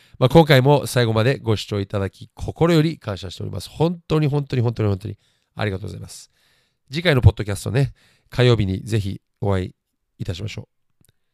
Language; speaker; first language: Japanese; native; Japanese